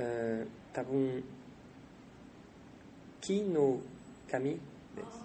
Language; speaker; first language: Japanese; non-native, learner; French